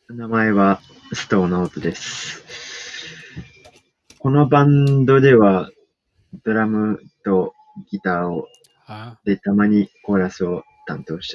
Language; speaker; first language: Japanese; native; Japanese